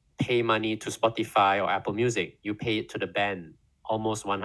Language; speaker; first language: English; non-native, local second language; Indonesian